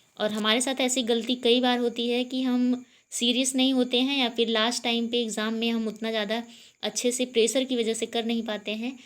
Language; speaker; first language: Hindi; native; Hindi